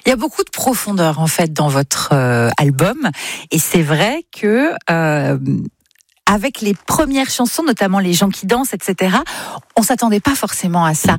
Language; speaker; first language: French; native; French